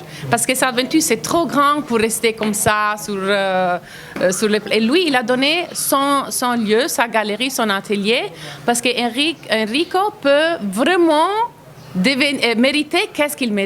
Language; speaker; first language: French; non-native, fluent; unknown